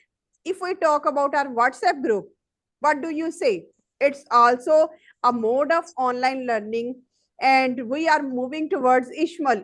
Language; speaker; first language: English; non-native, fluent; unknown